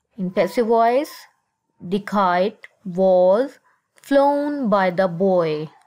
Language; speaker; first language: English; non-native, local second language; Urdu